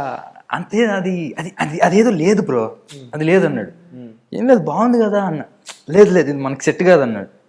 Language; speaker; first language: Telugu; native; Telugu